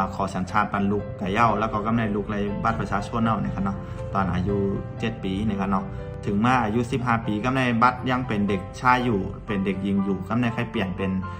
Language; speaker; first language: Thai; non-native, local second language; Shan